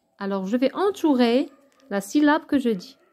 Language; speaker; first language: French; native; French